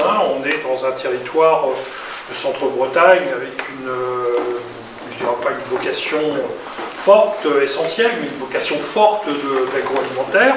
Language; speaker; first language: French; native; French